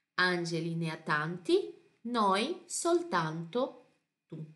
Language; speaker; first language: Italian; non-native, fluent; Portuguese